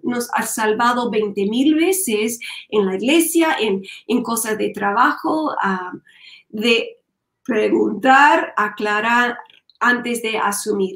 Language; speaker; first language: Spanish; non-native, learner; English